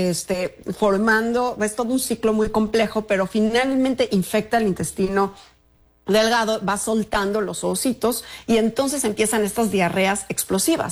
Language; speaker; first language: Spanish; native; Spanish